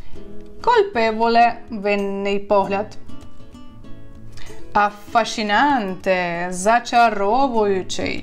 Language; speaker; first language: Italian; non-native, fluent; Ukrainian